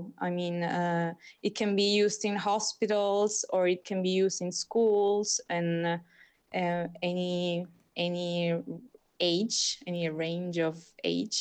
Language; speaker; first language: English; non-native, fluent; Spanish